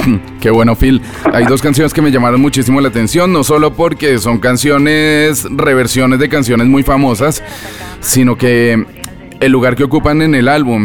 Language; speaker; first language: Spanish; native; Spanish